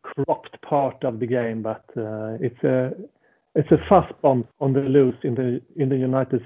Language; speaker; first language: English; non-native, fluent; Swedish